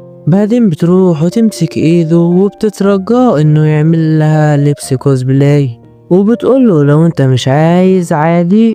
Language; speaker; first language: Arabic; native; Arabic